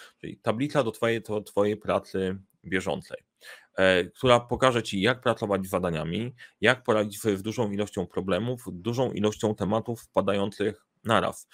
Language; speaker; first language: Polish; native; Polish